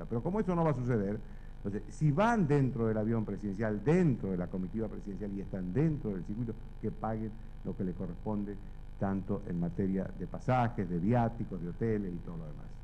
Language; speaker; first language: Spanish; native; Spanish